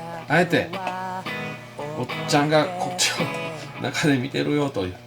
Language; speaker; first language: Japanese; native; Japanese